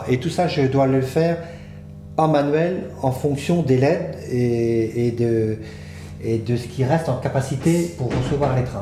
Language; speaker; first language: French; native; French